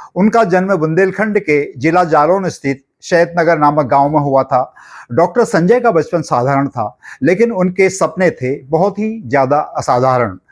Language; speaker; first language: Hindi; native; Hindi